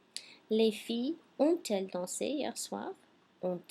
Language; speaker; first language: French; non-native, fluent; English